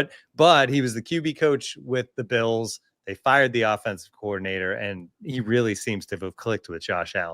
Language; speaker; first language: English; native; English